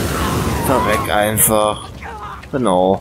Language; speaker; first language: German; native; German